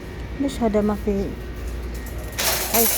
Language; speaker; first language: Arabic; non-native, learner; Filipino